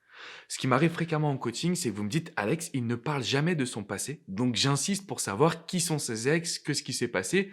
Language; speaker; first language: French; native; French